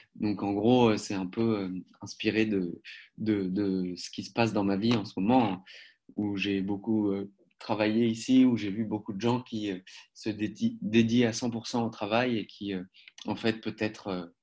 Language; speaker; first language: French; native; French